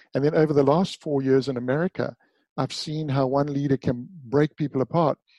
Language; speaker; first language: English; native; English